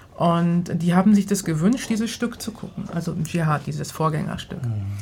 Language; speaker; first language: German; native; German